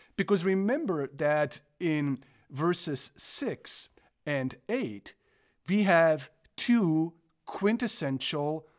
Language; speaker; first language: English; non-native, fluent; Croatian